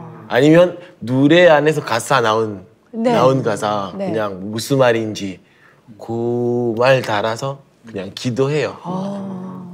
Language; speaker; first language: Korean; early bilingual, heritage; Korean